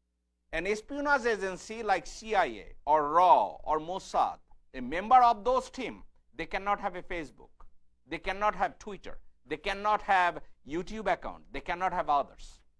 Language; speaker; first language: English; non-native, fluent; Bangla